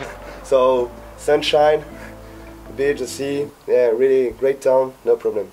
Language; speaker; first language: English; non-native, learner; French